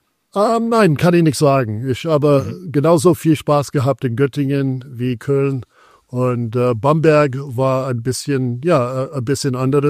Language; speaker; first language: German; non-native, fluent; English